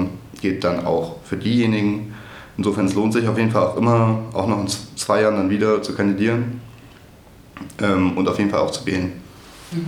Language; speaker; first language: German; native; German